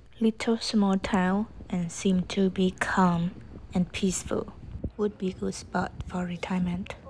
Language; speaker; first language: English; non-native, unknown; Thai